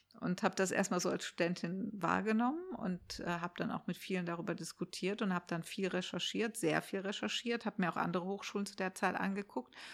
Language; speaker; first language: German; early bilingual, heritage; German